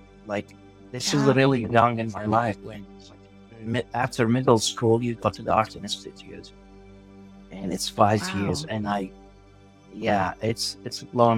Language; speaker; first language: English; non-native, learner; Arabic